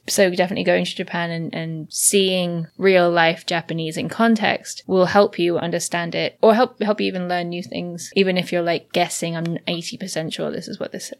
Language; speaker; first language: English; native; English